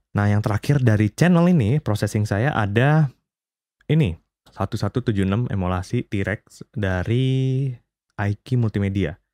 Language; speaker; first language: Indonesian; native; Indonesian